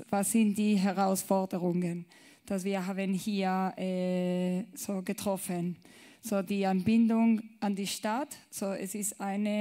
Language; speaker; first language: German; non-native, learner; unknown